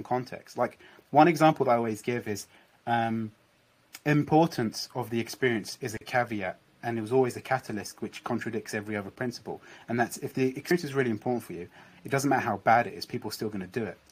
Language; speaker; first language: English; native; English